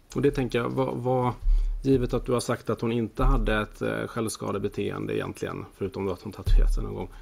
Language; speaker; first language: Swedish; native; Swedish